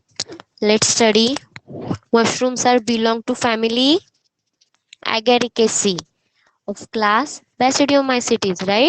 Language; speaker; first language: English; non-native, local second language; Hindi